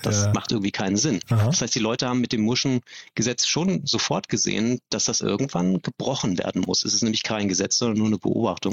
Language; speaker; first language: German; native; German